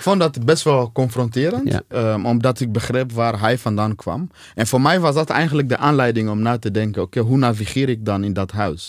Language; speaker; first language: Dutch; non-native, fluent; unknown